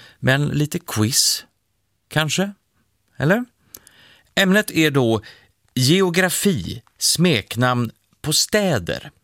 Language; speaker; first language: Swedish; native; Swedish